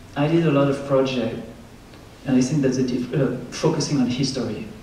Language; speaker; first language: English; non-native, fluent; French